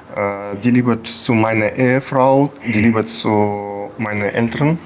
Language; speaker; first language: German; non-native, fluent; Ukrainian